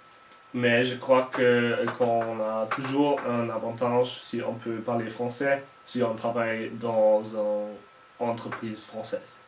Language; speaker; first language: French; non-native, learner; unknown